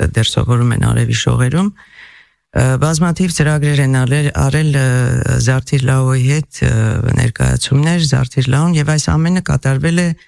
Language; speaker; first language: Armenian; native; Armenian